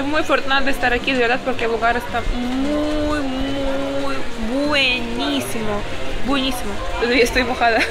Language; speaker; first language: Spanish; non-native, learner; Ukrainian